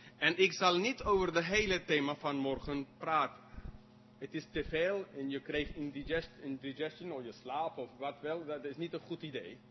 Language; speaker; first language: Dutch; non-native, fluent; English